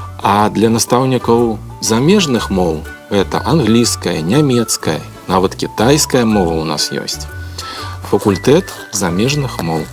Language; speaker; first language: Belarusian; native; Belarusian